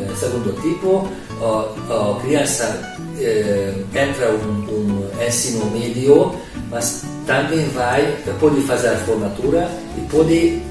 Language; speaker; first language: Portuguese; non-native, learner; Hungarian